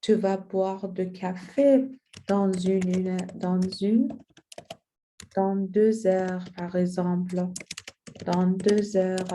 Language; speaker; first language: French; non-native, fluent; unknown